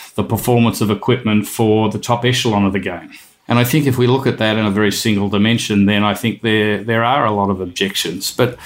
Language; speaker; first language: English; native; English